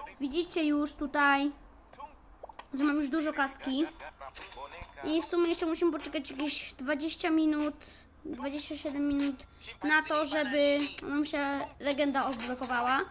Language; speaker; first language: Polish; native; Polish